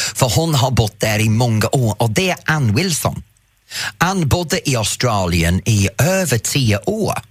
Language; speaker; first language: Swedish; non-native, fluent; English